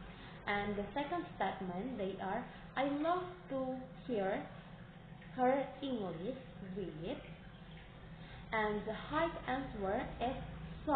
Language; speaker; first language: English; non-native, learner; Indonesian